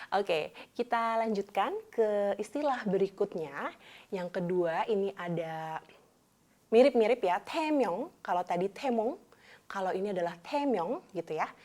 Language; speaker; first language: Indonesian; native; Indonesian